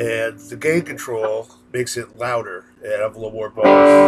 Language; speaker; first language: English; native; English